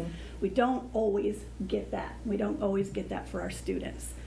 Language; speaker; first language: English; native; English